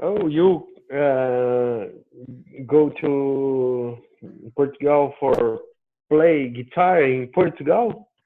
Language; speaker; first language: English; non-native, learner; Portuguese